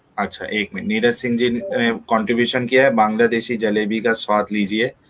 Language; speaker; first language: Hindi; native; Hindi